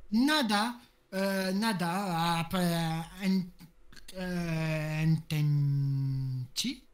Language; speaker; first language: Spanish; non-native, learner; French